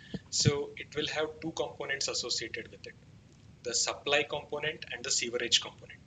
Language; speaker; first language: English; non-native, local second language; Kannada